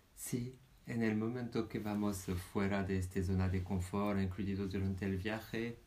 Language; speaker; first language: Spanish; non-native, fluent; French